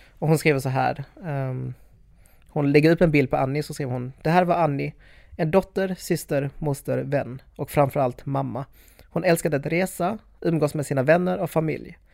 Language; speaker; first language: Swedish; native; Swedish